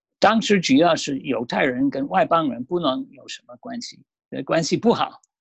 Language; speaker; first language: Chinese; non-native, fluent; English